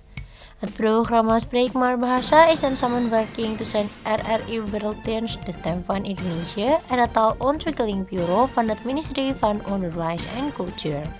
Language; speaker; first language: Dutch; non-native, learner; Indonesian